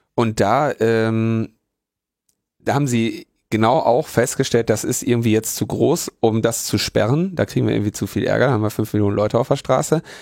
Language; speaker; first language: German; native; German